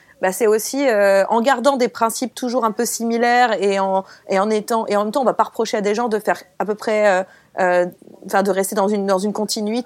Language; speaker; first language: French; native; French